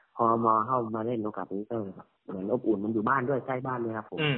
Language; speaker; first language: Thai; native; Thai